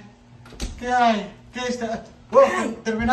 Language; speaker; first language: Spanish; non-native, learner; Filipino